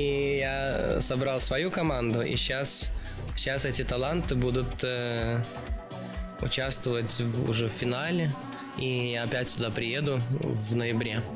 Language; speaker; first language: Russian; early bilingual, other home language; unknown